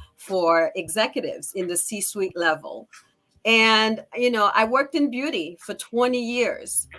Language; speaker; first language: English; early bilingual, other home language; Haitian Creole